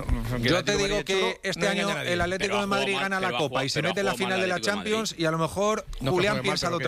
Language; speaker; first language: Spanish; native; Spanish